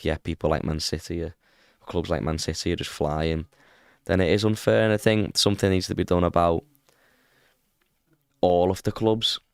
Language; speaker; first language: English; native; English